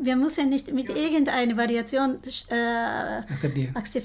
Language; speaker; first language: German; non-native, learner; Japanese